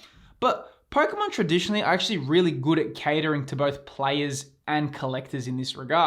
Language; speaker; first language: English; native; English